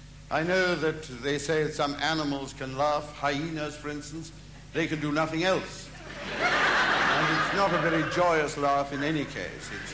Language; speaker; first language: English; early bilingual, other home language; German